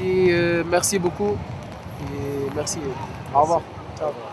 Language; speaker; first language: French; non-native, learner; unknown